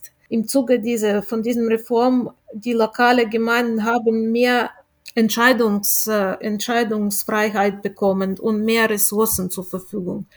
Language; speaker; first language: German; non-native, fluent; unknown